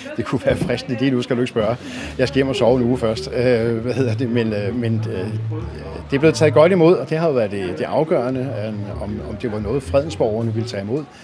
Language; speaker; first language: Danish; native; Danish